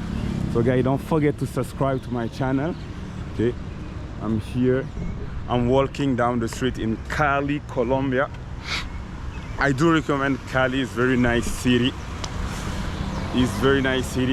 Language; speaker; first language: English; non-native, fluent; French